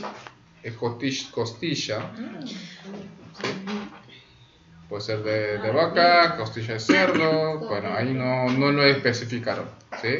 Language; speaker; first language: Spanish; early bilingual, other home language; Korean